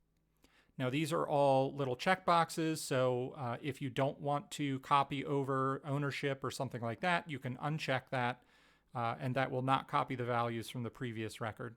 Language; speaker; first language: English; native; English